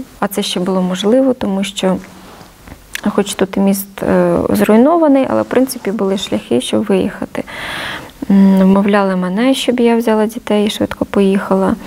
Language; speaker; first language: Ukrainian; native; Ukrainian